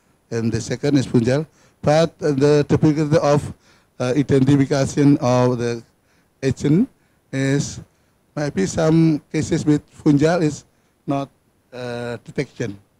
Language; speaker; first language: English; non-native, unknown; Indonesian